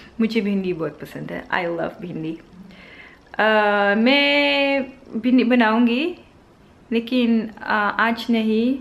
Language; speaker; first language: Hindi; early bilingual, heritage; Hindi